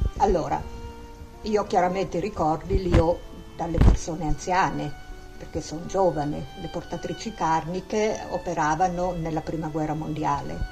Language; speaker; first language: Italian; non-native, local second language; Friulian